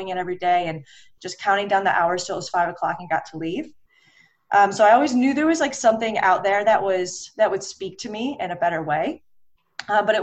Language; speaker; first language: English; native; English